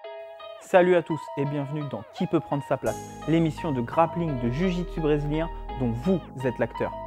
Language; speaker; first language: French; native; French